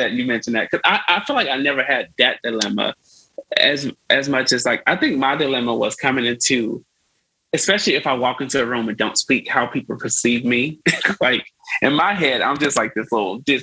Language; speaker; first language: English; native; English